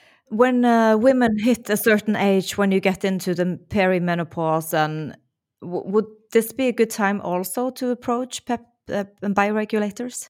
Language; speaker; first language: English; non-native, fluent; Norwegian